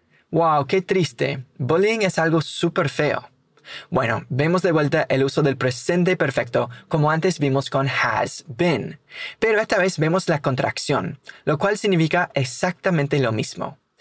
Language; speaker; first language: Spanish; native; Spanish